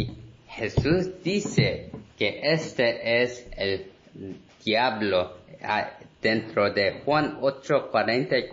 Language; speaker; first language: Spanish; non-native, learner; Korean